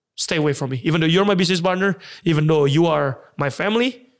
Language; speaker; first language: English; non-native, fluent; Indonesian